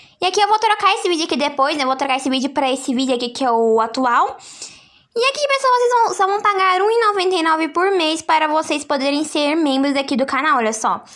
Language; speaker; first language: Portuguese; native; Portuguese